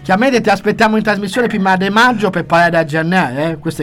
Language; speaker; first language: Italian; native; Italian